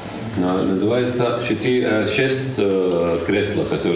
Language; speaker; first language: Russian; non-native, learner; Arabic